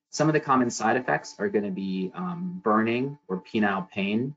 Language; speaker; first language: English; native; English